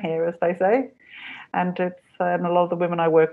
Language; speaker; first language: English; native; English